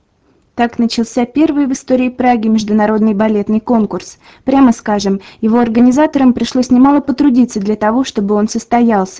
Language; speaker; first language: Russian; native; Russian